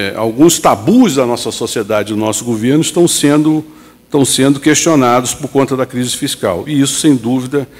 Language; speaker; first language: Portuguese; native; Portuguese